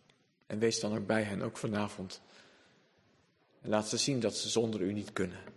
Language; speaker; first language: Dutch; native; Dutch